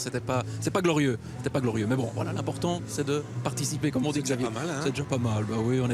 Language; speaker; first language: French; native; French